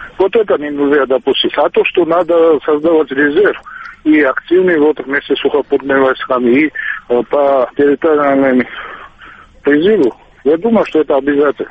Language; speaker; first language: Russian; non-native, local second language; Georgian